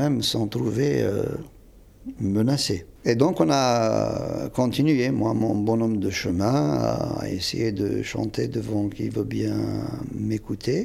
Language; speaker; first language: French; non-native, local second language; Kabyle